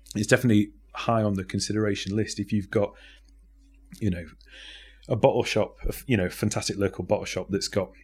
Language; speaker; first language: English; native; English